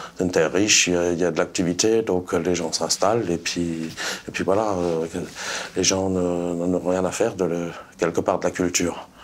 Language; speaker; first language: French; non-native, local second language; Swiss German